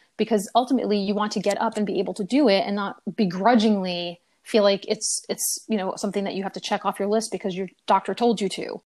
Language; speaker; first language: English; native; English